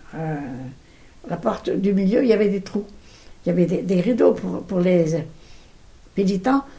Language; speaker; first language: French; non-native, local second language; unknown